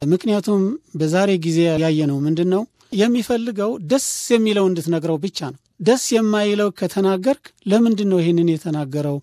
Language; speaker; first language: Amharic; non-native, local second language; Tigrinya